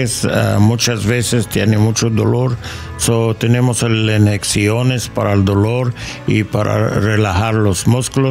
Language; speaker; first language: Spanish; non-native, fluent; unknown